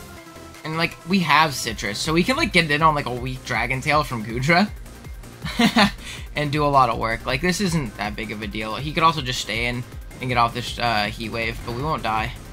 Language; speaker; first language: English; native; English